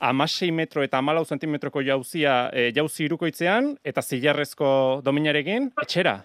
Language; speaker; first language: Basque; native; Basque